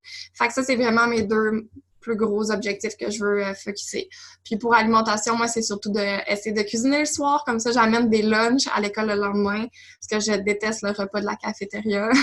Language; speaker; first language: French; native; French